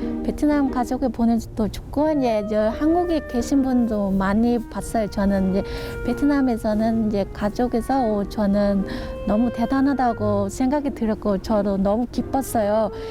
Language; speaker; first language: Korean; non-native, learner; Vietnamese